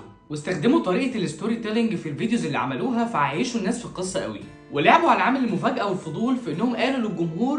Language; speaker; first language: Arabic; native; Arabic